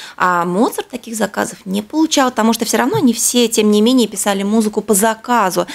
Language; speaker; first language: Russian; native; Russian